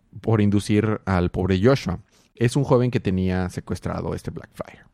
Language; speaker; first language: Spanish; native; Spanish